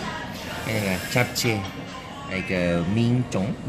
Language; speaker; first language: Vietnamese; non-native, learner; Korean